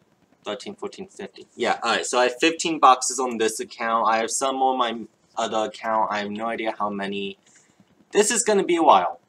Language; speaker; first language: English; native; English